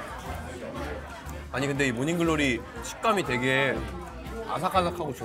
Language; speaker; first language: Korean; native; Korean